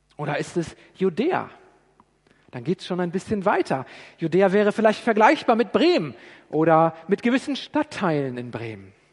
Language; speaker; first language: German; native; German